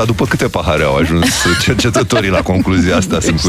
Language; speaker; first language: Romanian; native; Romanian